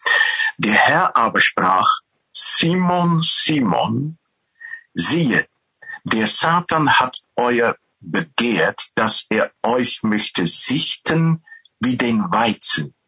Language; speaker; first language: German; non-native, fluent; Dutch